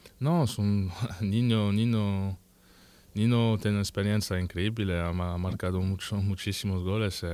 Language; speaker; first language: Spanish; non-native, learner; French